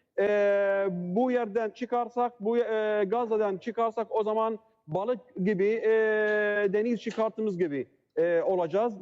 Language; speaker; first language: Turkish; non-native, learner; Arabic